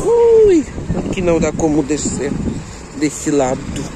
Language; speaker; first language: Portuguese; non-native, learner; Ukrainian